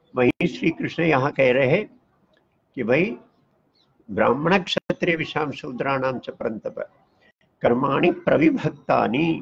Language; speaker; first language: Hindi; non-native, local second language; Tamil